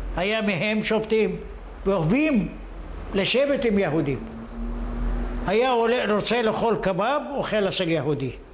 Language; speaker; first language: Hebrew; early bilingual, other home language; Arabic